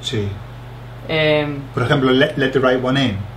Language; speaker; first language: Spanish; non-native, fluent; English